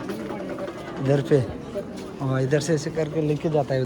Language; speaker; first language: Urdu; non-native, local second language; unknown